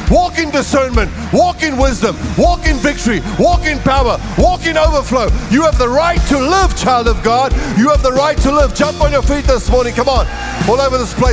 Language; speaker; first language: English; native; English